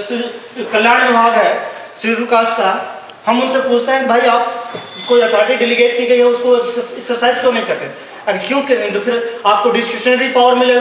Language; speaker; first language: Hindi; native; Hindi